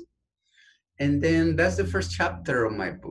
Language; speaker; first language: English; non-native, fluent; Spanish